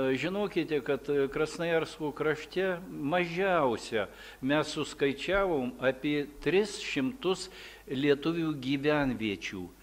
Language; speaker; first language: Lithuanian; early bilingual, heritage; Lithuanian